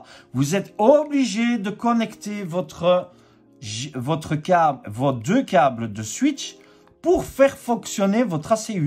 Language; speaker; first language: French; native; French